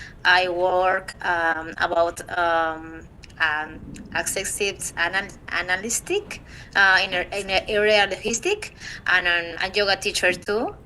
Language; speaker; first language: English; non-native, learner; Spanish